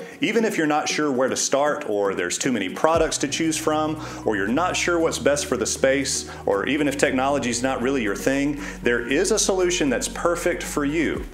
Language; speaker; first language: English; native; English